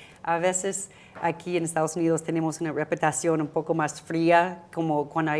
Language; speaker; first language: Spanish; non-native, fluent; English